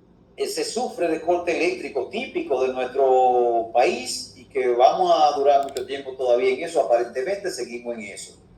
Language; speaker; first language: Spanish; native; Spanish